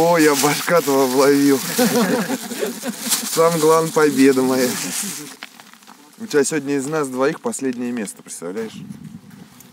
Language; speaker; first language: Russian; native; Russian